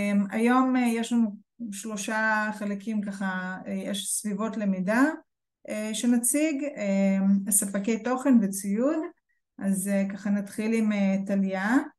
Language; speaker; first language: Hebrew; native; Hebrew